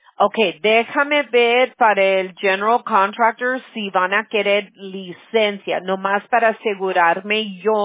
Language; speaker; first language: Spanish; early bilingual, heritage; Spanish